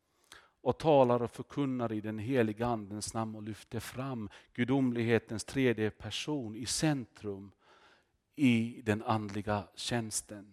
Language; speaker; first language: Swedish; non-native, fluent; Finnish